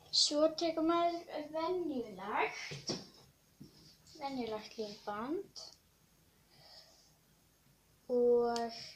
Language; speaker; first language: Icelandic; non-native, local second language; Portuguese